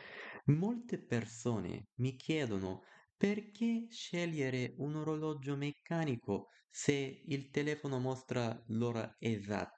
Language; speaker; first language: Italian; non-native, learner; Bulgarian